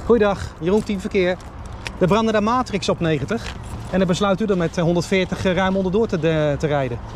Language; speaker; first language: Dutch; native; Dutch